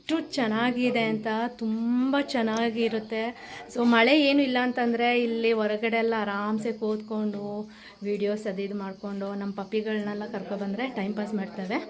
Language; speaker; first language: Kannada; non-native, local second language; Kodava